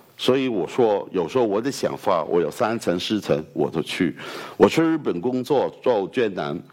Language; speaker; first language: Chinese; non-native, fluent; Cantonese